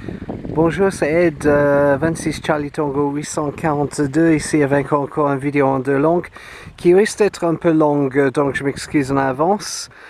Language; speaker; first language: French; non-native, fluent; English